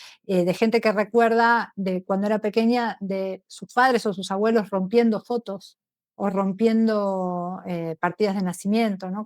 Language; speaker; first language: Spanish; native; Spanish